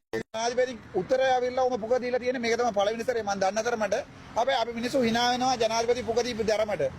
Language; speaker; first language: Sinhala; non-native, local second language; Tamil